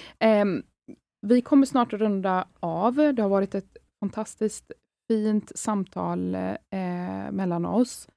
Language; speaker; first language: Swedish; early bilingual, other home language; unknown